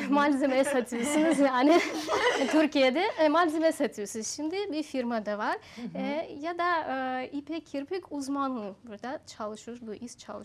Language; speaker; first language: Turkish; non-native, learner; Russian